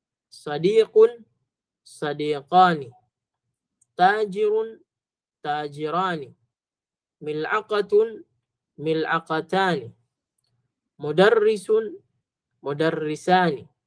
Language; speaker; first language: Arabic; non-native, fluent; Filipino